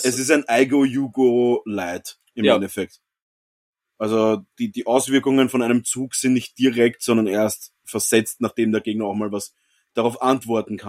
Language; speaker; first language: German; native; German